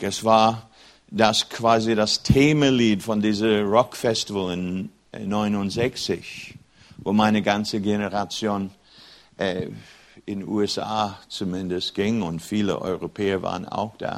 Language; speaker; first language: German; non-native, fluent; English